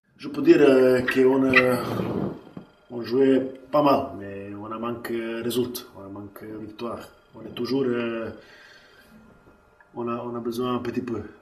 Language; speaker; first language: French; non-native, learner; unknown